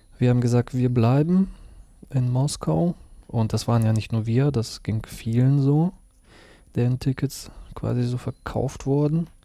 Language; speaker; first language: German; early bilingual, other home language; Russian